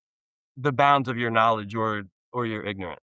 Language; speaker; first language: English; native; English